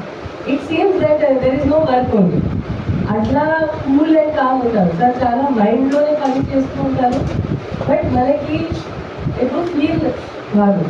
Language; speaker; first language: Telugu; non-native, fluent; Hindi